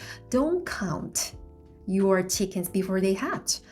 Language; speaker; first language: English; non-native, fluent; Korean